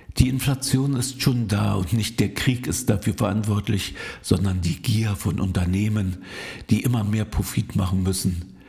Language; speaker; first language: German; native; German